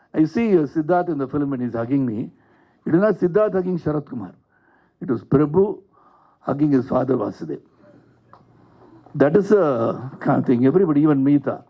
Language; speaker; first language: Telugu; non-native, learner; Tamil